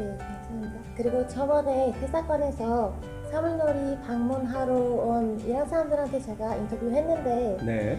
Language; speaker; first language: Korean; non-native, fluent; Persian